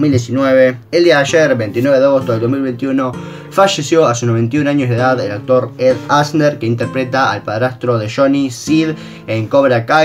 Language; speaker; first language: Spanish; native; Spanish